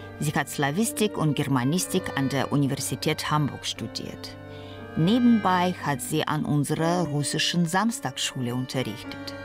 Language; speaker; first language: German; non-native, fluent; Russian